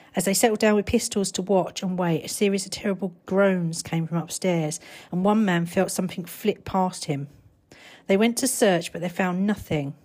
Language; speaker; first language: English; native; English